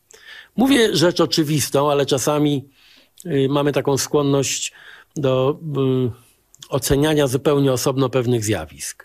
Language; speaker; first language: Polish; native; Polish